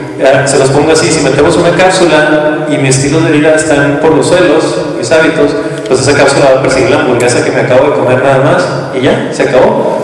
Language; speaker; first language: Spanish; native; Spanish